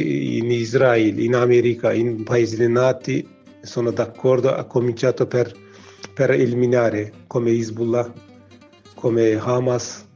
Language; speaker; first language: Italian; non-native, learner; Kurdish